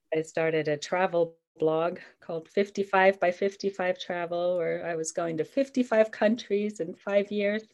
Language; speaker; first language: English; non-native, fluent; German